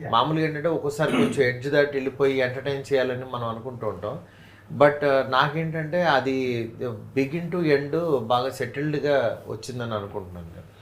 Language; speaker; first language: Telugu; native; Telugu